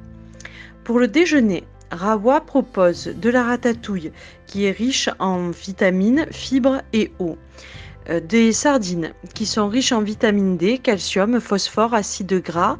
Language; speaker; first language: French; native; French